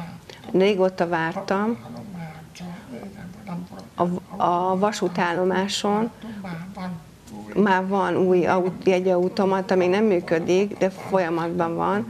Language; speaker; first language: Hungarian; non-native, local second language; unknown